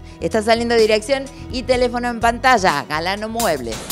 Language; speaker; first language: Spanish; native; Spanish